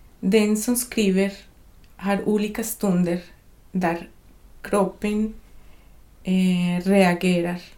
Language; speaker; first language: Swedish; non-native, fluent; Spanish